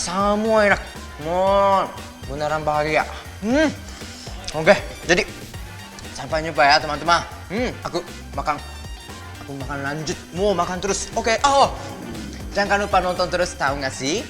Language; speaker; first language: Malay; non-native, learner; Japanese